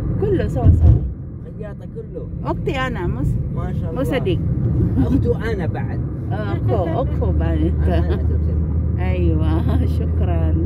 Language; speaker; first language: Arabic; non-native, learner; Filipino